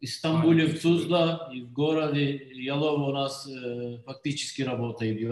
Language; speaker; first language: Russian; non-native, learner; Turkish